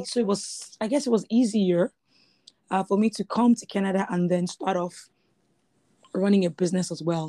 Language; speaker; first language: English; non-native, local second language; Yoruba